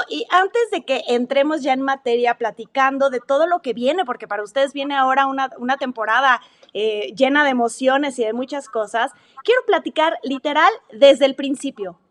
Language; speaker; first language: Spanish; native; Spanish